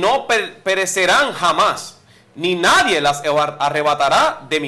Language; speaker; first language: Spanish; native; Spanish